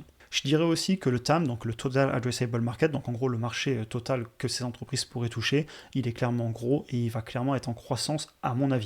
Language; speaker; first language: French; native; French